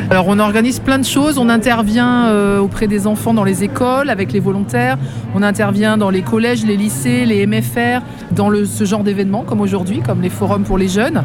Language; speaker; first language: French; native; French